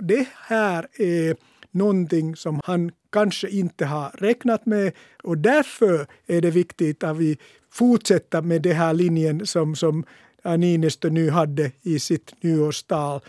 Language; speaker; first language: Swedish; non-native, local second language; Finnish